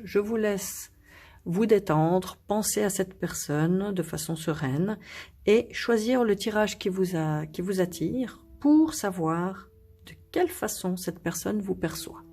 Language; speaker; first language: French; native; French